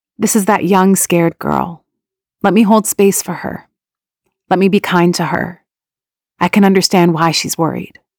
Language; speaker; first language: English; early bilingual, other home language; Persian